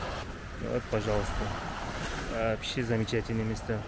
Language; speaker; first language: Russian; non-native, local second language; Uzbek